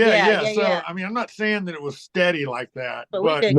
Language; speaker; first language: English; native; English